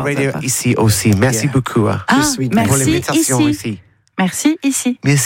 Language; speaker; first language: French; non-native, learner; English